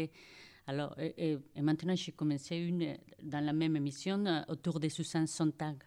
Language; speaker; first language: French; non-native, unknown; Spanish